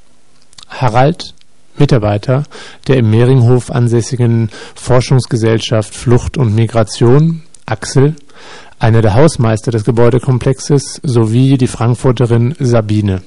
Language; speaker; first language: German; native; German